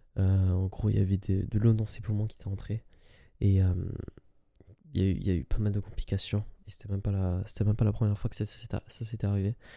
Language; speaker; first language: French; early bilingual, other home language; Arabic